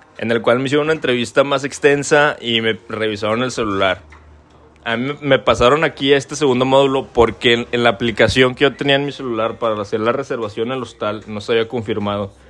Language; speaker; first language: Spanish; native; Spanish